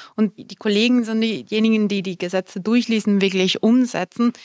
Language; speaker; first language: German; non-native, fluent; Spanish